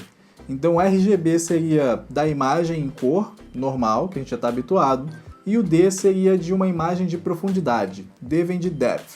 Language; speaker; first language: Portuguese; native; Portuguese